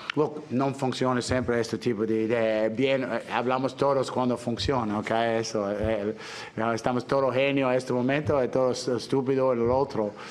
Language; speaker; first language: Spanish; non-native, fluent; English